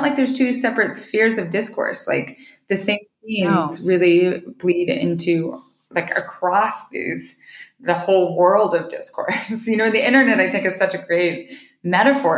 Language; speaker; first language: English; native; English